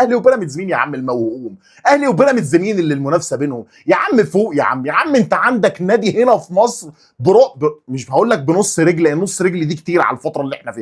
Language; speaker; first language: Arabic; native; Arabic